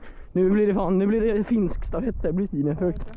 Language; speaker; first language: Swedish; native; Swedish